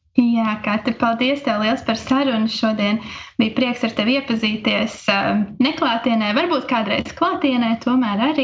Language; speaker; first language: Latvian; native; Latvian